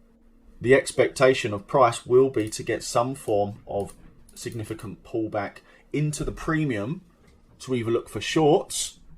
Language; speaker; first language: English; native; English